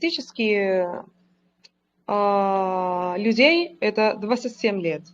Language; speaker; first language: Russian; non-native, learner; Spanish